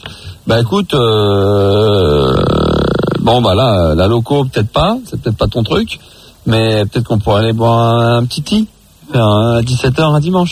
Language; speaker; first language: French; native; French